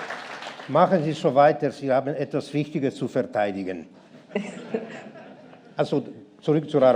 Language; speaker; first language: German; non-native, local second language; Italian